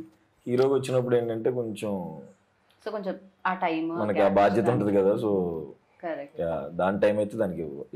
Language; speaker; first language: Telugu; native; Telugu